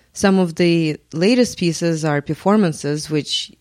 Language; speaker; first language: English; non-native, fluent; Russian